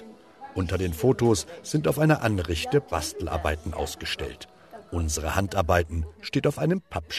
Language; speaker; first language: German; native; German